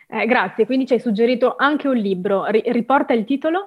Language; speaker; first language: Italian; native; Italian